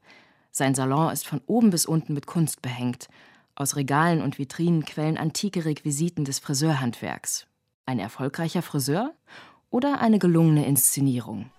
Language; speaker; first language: German; native; German